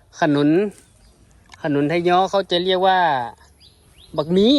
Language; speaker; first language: Thai; non-native, local second language; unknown